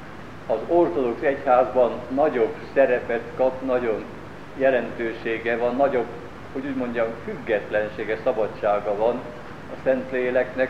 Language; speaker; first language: Hungarian; native; Hungarian